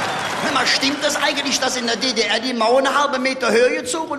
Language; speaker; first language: German; native; German